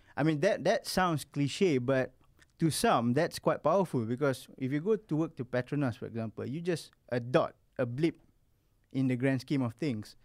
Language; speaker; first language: English; non-native, local second language; Malay